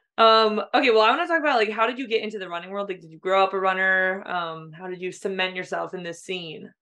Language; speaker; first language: English; native; English